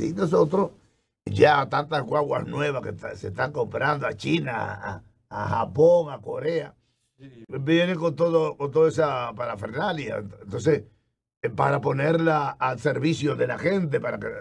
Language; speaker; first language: Spanish; native; Spanish